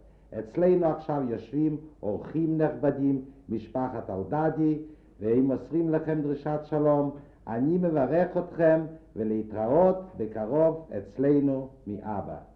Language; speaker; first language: Hebrew; non-native, fluent; Yiddish